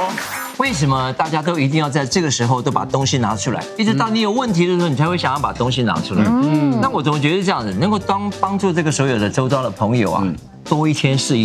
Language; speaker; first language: Chinese; native; Chinese